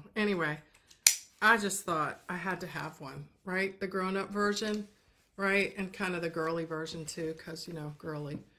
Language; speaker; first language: English; native; English